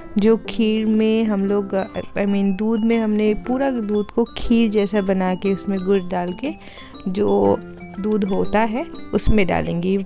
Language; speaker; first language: Hindi; non-native, local second language; Bangla